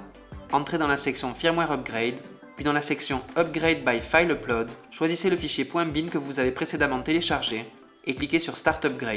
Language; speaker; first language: French; native; French